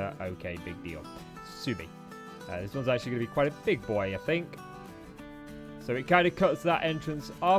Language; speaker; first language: English; native; English